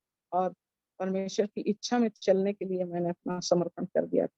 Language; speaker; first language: Hindi; native; Hindi